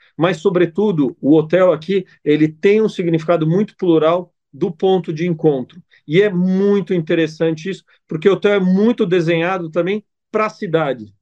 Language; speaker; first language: Portuguese; non-native, fluent; Italian